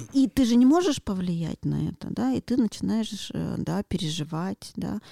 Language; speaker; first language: Russian; native; Russian